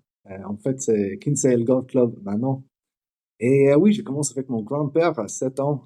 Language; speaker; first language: French; non-native, learner; English